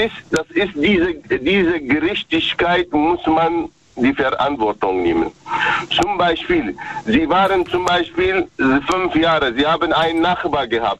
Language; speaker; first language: German; non-native, learner; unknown